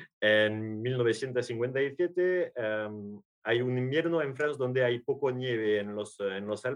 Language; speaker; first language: Spanish; non-native, learner; French